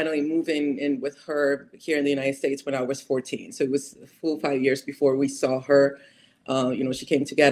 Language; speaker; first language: English; non-native, fluent; Spanish